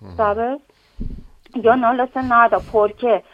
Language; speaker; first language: Spanish; non-native, learner; Persian